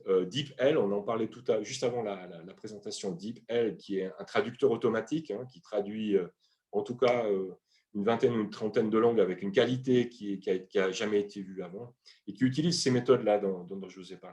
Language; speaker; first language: French; native; French